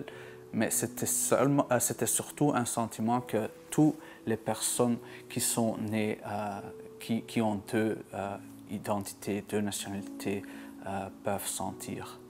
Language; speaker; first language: French; non-native, local second language; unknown